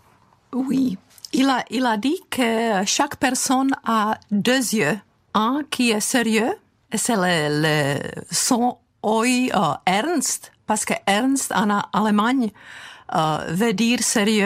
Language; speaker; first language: French; non-native, fluent; Czech